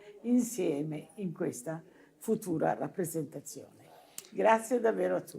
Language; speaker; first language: Italian; native; Italian